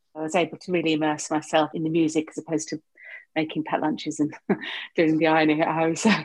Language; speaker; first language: English; native; English